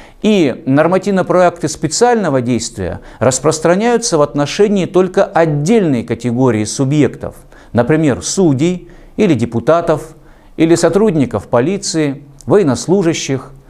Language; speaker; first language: Russian; native; Russian